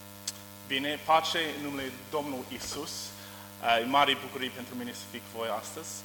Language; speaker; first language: Romanian; non-native, learner; English